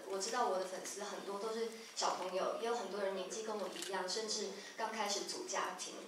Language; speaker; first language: Chinese; native; Chinese